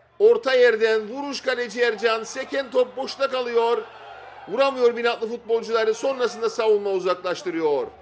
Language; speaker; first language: Turkish; native; Turkish